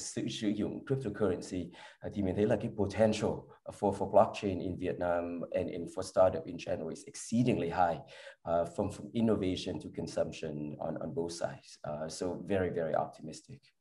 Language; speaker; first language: Vietnamese; early bilingual, heritage; Vietnamese